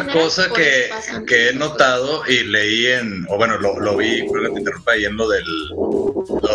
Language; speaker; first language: Spanish; native; Spanish